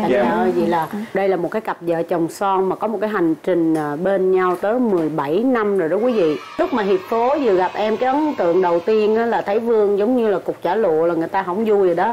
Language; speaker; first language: Vietnamese; native; Vietnamese